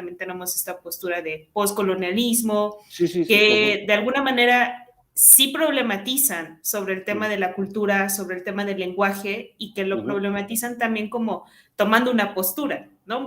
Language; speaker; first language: Spanish; native; Spanish